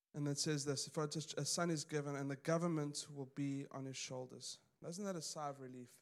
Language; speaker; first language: English; native; English